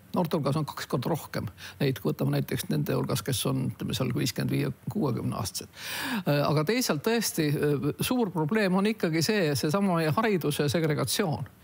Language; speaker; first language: Estonian; non-native, local second language; Russian